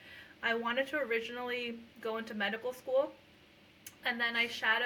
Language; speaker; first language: English; early bilingual, other home language; Punjabi